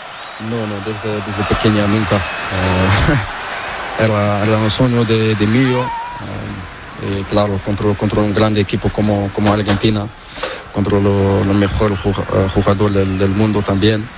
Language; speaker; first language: Spanish; non-native, learner; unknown